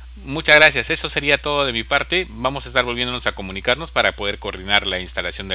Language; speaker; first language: Spanish; native; Spanish